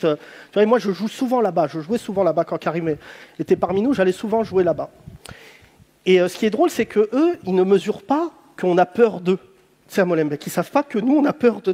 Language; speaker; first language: French; native; French